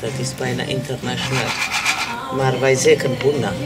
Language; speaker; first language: Dutch; non-native, learner; Amharic